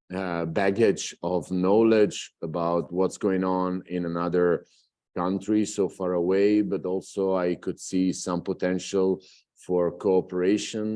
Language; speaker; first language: English; non-native, fluent; Italian